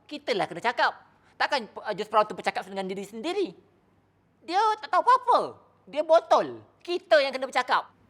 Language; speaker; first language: Malay; native; Malay